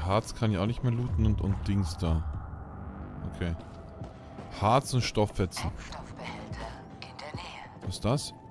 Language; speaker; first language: German; native; German